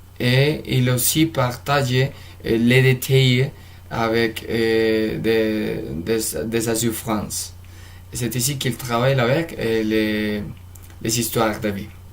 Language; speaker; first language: French; non-native, fluent; Spanish